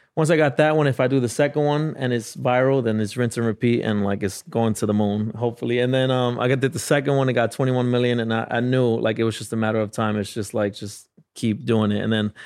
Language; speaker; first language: English; native; English